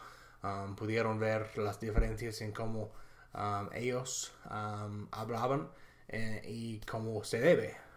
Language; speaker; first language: Spanish; non-native, fluent; English